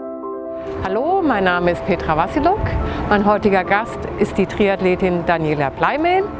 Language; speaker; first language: German; native; German